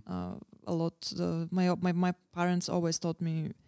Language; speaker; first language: English; non-native, fluent; Bulgarian